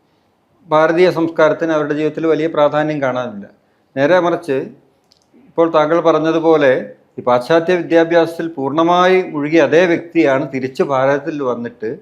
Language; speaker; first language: Malayalam; native; Malayalam